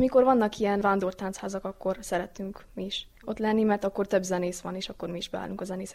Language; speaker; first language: Hungarian; native; Hungarian